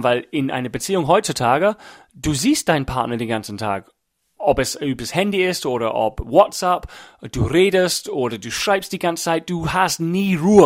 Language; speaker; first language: German; non-native, fluent; English